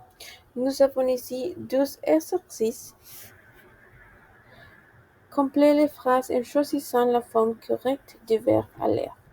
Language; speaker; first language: French; non-native, fluent; Spanish